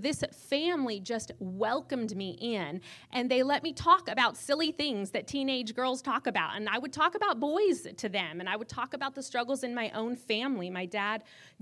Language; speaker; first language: English; native; English